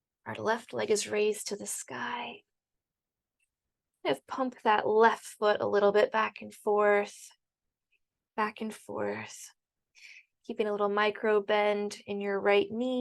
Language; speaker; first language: English; native; English